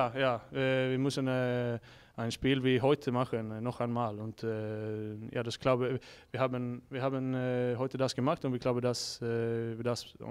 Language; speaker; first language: German; non-native, learner; Swedish